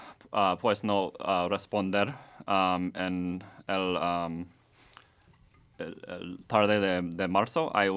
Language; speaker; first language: Spanish; non-native, learner; English